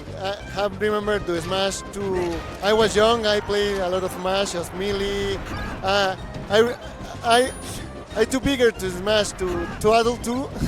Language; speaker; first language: English; non-native, learner; Spanish